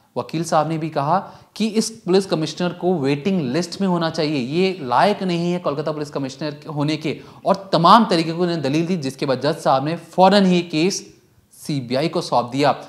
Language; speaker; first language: Hindi; native; Hindi